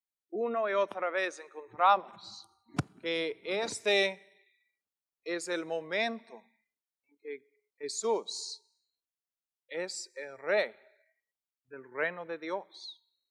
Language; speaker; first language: Spanish; non-native, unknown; English